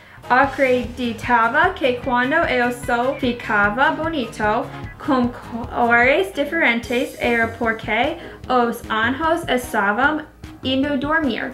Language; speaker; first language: Portuguese; non-native, learner; English